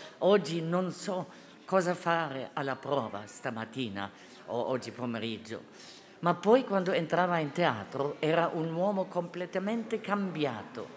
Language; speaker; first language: Italian; non-native, fluent; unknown